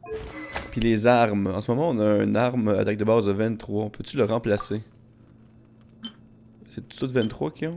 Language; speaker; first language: French; native; French